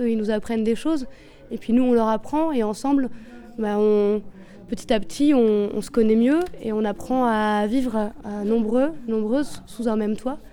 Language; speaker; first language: French; native; French